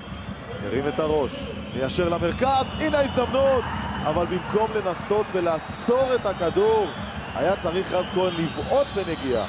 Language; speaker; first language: Hebrew; native; Hebrew